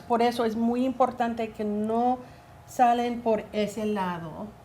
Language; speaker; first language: Spanish; non-native, learner; English